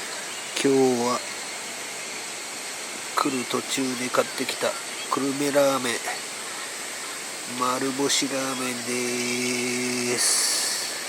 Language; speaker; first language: Japanese; native; Japanese